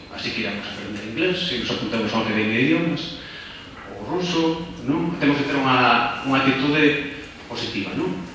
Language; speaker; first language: Galician; non-native, local second language; Spanish